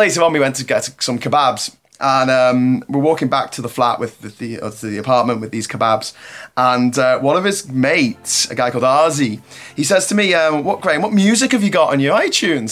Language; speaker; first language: English; native; English